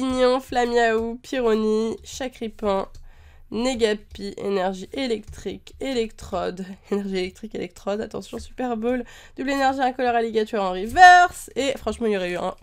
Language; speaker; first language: French; native; French